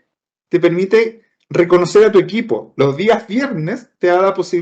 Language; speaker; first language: Spanish; native; Spanish